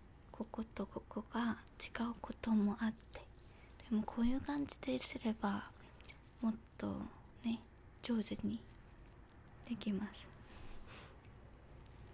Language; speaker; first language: Japanese; non-native, learner; Korean